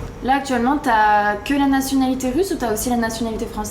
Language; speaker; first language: French; native; French